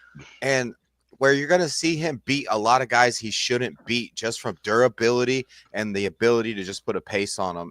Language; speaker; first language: English; native; English